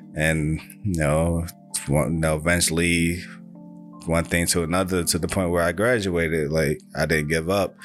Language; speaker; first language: English; native; English